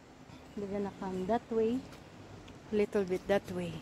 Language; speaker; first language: English; non-native, local second language; Hiligaynon